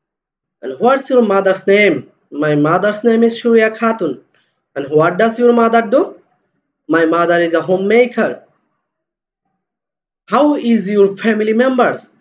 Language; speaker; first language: English; non-native, local second language; Bangla